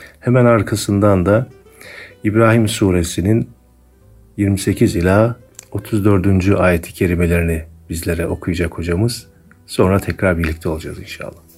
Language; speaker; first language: Turkish; native; Turkish